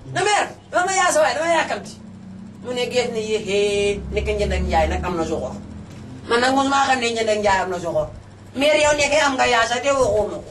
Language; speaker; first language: Wolof; non-native, local second language; Fula